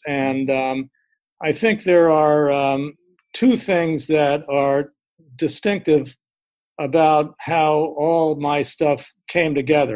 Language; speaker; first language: English; native; English